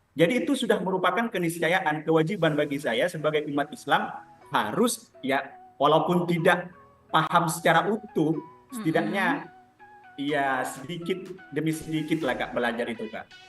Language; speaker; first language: Indonesian; non-native, local second language; Madurese